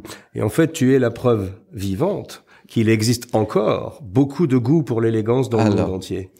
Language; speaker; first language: French; native; French